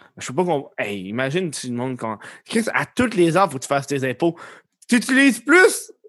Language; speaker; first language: French; native; French